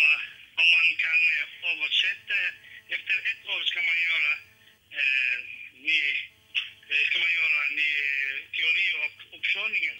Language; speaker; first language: Swedish; non-native, learner; Somali